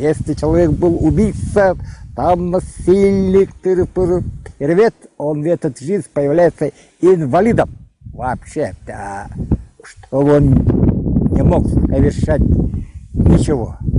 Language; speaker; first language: Russian; non-native, local second language; Yakut